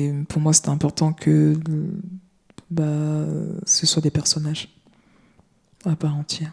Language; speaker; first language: French; native; French